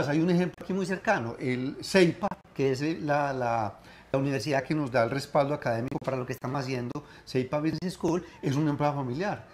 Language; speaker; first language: Spanish; native; Spanish